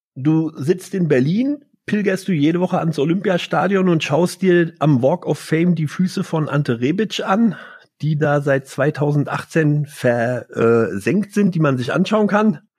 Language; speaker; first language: German; native; German